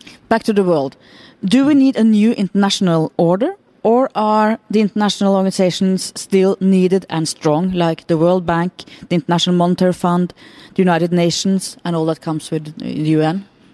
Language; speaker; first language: English; non-native, fluent; Norwegian